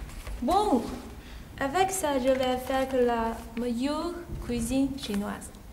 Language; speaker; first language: French; non-native, learner; Chinese